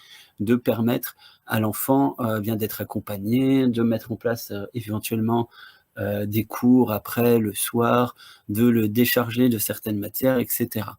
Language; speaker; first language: French; native; French